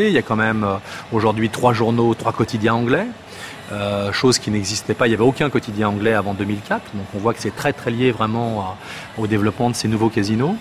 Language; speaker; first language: French; native; French